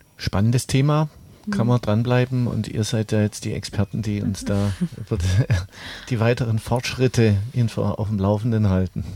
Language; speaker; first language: German; native; German